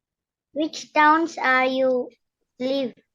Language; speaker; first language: English; non-native, learner; Tamil